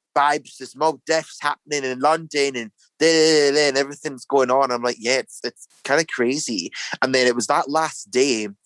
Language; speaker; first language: English; native; English